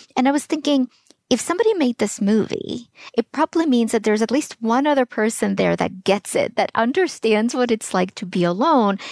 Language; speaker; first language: English; early bilingual, other home language; Russian